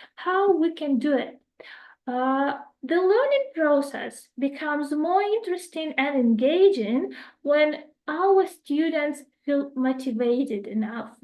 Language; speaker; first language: English; non-native, fluent; Ukrainian